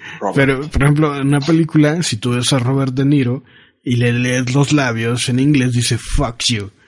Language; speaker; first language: Spanish; native; Spanish